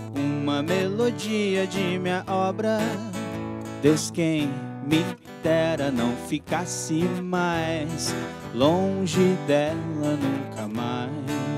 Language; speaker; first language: Portuguese; native; Portuguese